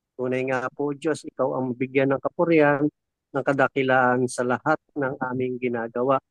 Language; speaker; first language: Filipino; native; Filipino